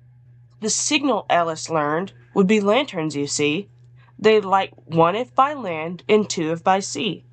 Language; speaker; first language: English; native; English